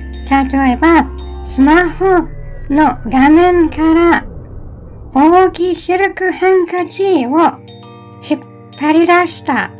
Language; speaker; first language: Japanese; non-native, learner; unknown